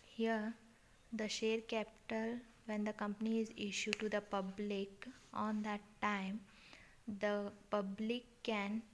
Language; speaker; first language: English; non-native, local second language; Kannada